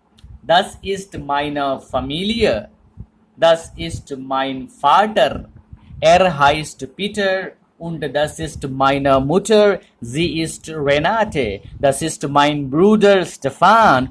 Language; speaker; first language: German; non-native, learner; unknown